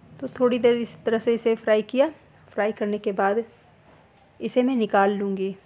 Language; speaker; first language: Hindi; native; Hindi